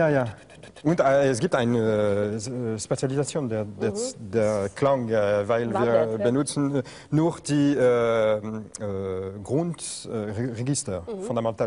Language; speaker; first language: German; non-native, learner; French